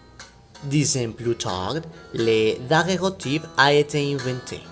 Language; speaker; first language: French; non-native, learner; Spanish